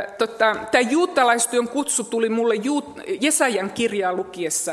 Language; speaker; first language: Finnish; native; Finnish